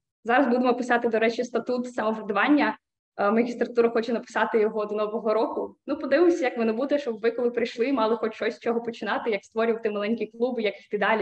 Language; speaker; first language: Ukrainian; native; Ukrainian